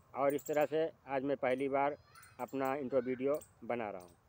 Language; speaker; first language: Hindi; native; Hindi